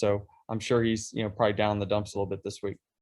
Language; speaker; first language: English; native; English